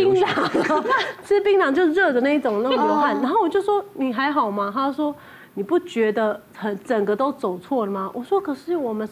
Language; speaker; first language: Chinese; native; Chinese